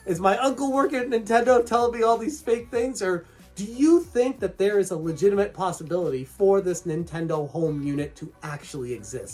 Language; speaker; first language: English; native; English